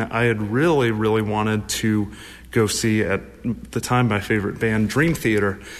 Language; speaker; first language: English; native; English